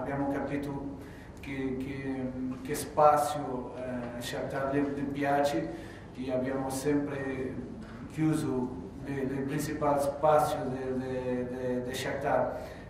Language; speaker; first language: Italian; non-native, fluent; Portuguese